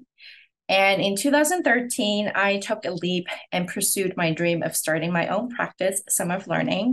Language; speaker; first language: English; non-native, local second language; Cantonese